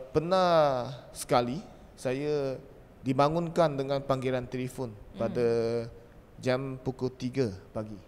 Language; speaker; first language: Malay; native; Malay